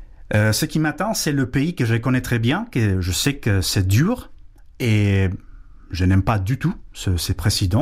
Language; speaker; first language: French; non-native, fluent; Spanish